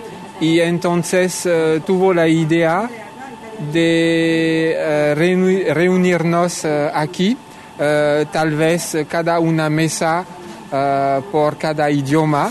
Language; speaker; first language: Spanish; non-native, fluent; French